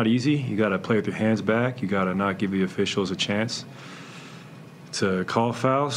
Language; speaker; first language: English; native; English